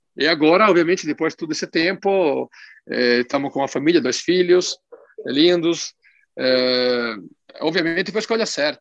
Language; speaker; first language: Portuguese; non-native, fluent; Italian